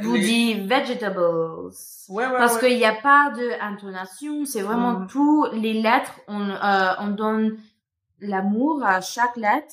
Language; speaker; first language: French; non-native, fluent; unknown